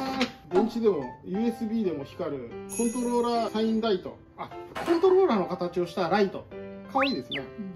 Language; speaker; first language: Japanese; native; Japanese